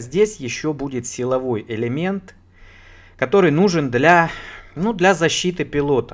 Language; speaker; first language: Russian; native; Russian